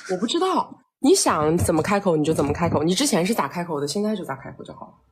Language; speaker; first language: Chinese; native; Chinese